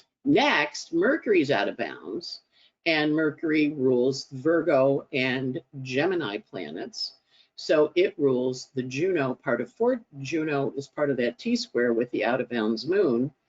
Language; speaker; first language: English; native; English